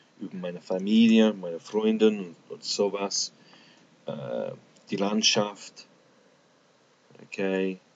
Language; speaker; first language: German; non-native, fluent; English